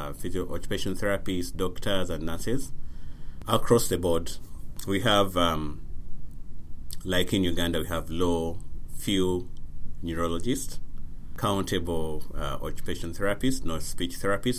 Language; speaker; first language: English; non-native, local second language; Ganda